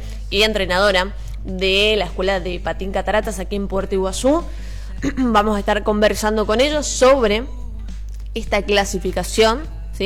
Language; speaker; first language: Spanish; native; Spanish